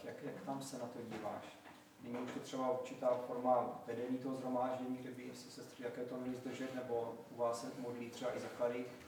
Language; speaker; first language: Czech; native; Czech